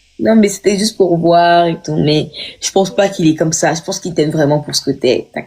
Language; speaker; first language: French; native; French